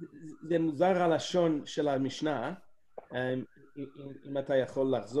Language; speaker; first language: Hebrew; non-native, fluent; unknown